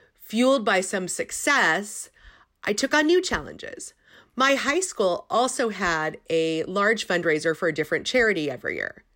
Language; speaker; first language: English; native; English